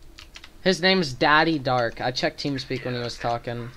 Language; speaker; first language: English; native; English